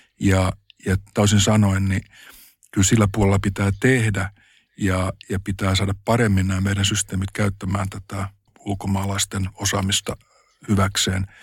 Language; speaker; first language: Finnish; native; Finnish